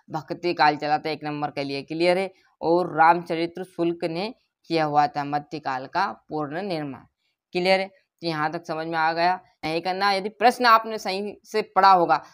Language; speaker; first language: Hindi; native; Hindi